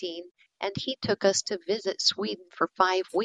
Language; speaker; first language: English; native; English